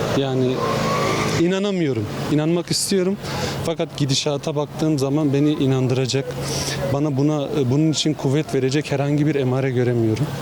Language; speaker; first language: Turkish; non-native, local second language; Kurdish